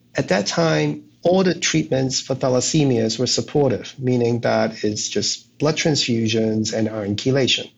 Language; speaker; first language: English; non-native, local second language; Cantonese